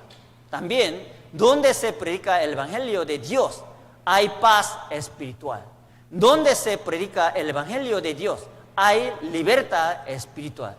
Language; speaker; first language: Spanish; non-native, learner; Korean